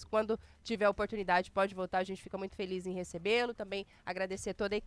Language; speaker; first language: Portuguese; native; Portuguese